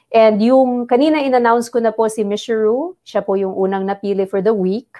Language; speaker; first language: Filipino; non-native, local second language; Bikol